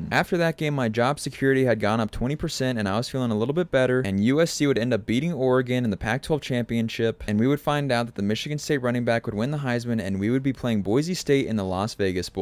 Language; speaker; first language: English; native; English